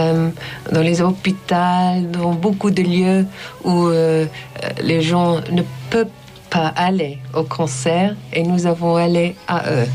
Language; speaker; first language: French; non-native, learner; English